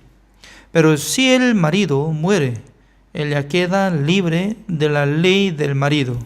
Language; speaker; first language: Spanish; non-native, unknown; Korean